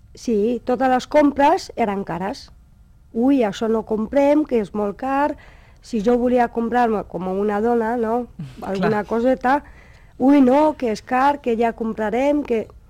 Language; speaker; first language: Catalan; non-native, local second language; Spanish